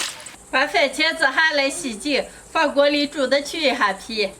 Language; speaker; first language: Chinese; native; Chinese